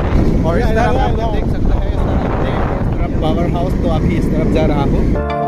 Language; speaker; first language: Hindi; non-native, local second language; Karbi